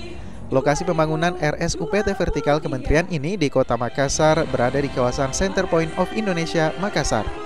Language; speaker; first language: Indonesian; native; Indonesian